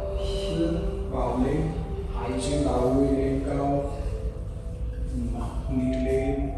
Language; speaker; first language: Vietnamese; non-native, fluent; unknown